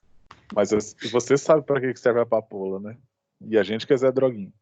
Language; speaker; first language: Portuguese; native; Portuguese